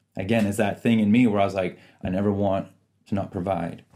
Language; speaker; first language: English; native; English